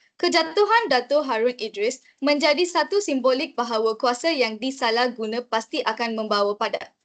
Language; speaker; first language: Malay; non-native, local second language; Tamil